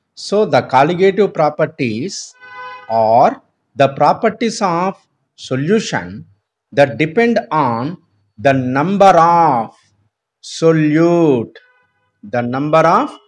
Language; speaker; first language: English; non-native, local second language; Telugu